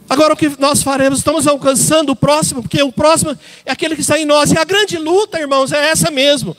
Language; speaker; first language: Portuguese; native; Portuguese